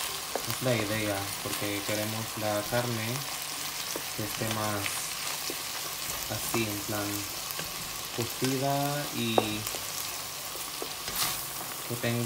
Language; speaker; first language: Spanish; non-native, fluent; Filipino